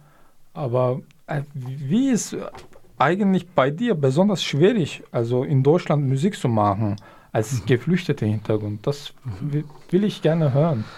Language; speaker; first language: German; non-native, fluent; Kurdish